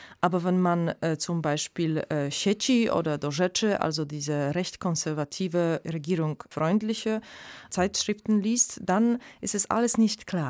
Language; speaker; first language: German; non-native, fluent; Polish